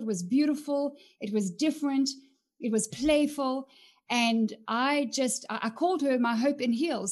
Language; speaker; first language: English; native; English